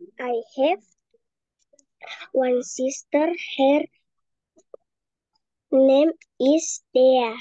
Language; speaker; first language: English; non-native, learner; Indonesian